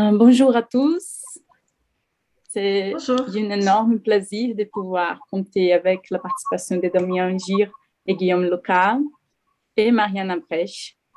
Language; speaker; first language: French; non-native, local second language; Portuguese